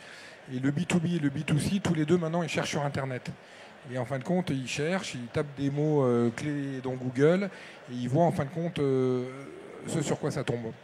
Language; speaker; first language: French; native; French